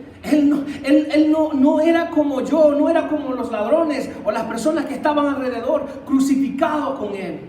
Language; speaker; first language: Spanish; native; Spanish